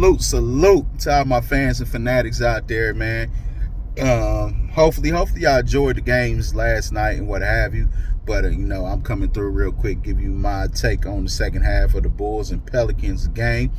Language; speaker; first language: English; native; English